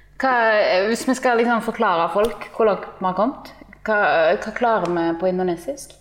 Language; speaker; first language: Norwegian; native; Norwegian